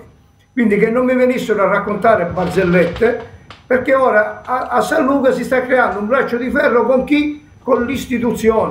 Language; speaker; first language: Italian; native; Italian